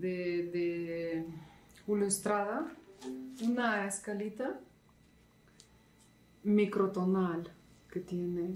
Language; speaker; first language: Spanish; non-native, fluent; Russian